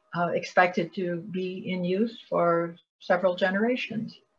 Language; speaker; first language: English; native; English